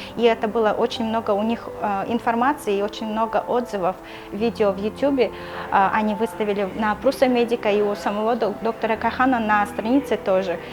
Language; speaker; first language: Russian; non-native, local second language; Kyrgyz